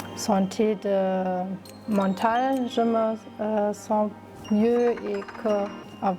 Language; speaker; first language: French; non-native, local second language; Luxembourgish